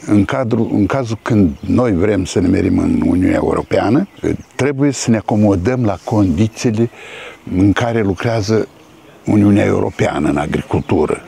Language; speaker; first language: Romanian; non-native, local second language; Russian